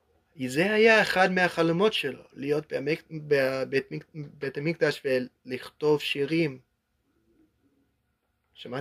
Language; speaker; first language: Hebrew; non-native, learner; English